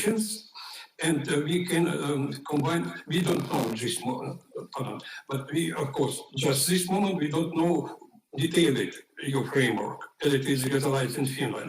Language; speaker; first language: English; non-native, fluent; Ukrainian